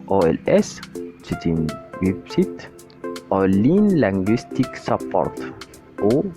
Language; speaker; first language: French; non-native, fluent; Arabic